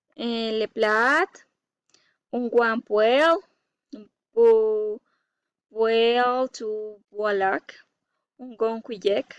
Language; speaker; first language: French; non-native, learner; Spanish